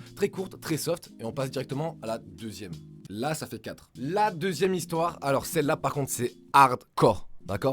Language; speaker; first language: French; native; French